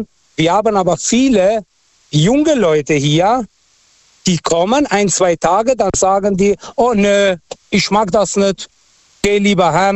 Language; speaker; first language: German; non-native, fluent; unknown